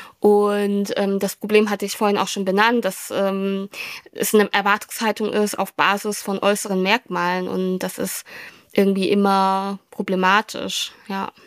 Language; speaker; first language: German; early bilingual, other home language; Vietnamese